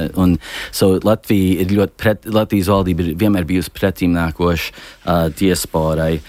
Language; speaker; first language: Latvian; early bilingual, heritage; Latvian